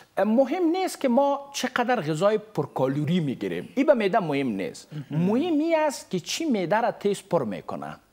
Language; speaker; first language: Persian; native; Persian